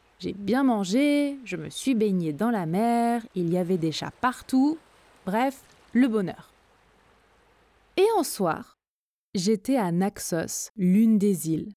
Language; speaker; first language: French; native; French